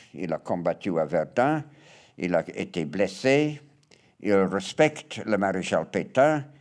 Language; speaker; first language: French; non-native, learner; English